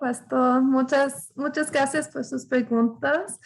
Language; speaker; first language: Spanish; non-native, fluent; English